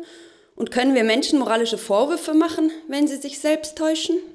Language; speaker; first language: German; native; German